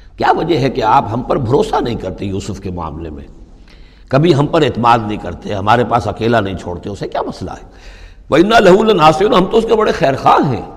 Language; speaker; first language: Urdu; non-native, local second language; Punjabi